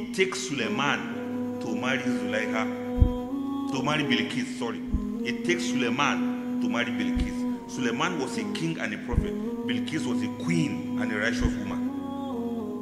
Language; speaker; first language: English; non-native, local second language; Yoruba